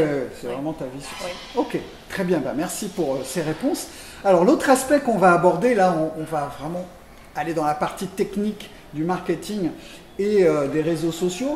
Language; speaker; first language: French; native; French